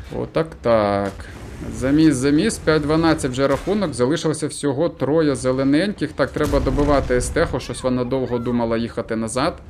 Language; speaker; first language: Ukrainian; non-native, local second language; Russian